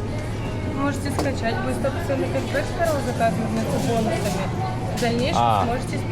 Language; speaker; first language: Russian; native; Russian